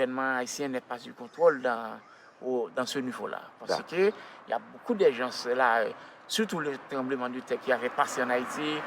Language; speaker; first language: French; non-native, local second language; Haitian Creole